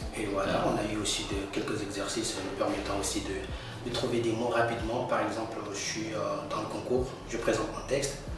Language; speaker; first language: French; non-native, local second language; Comorian